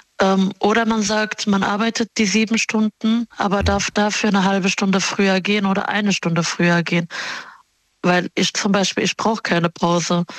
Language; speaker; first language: German; early bilingual, other home language; Arabic